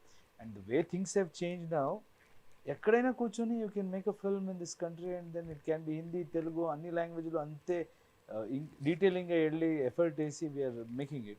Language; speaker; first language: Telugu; non-native, fluent; Kannada